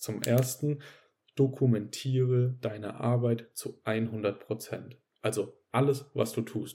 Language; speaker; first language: German; native; German